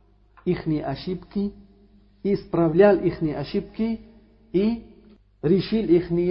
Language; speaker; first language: Russian; non-native, learner; Uzbek